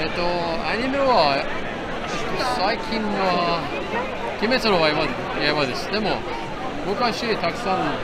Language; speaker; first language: Japanese; non-native, learner; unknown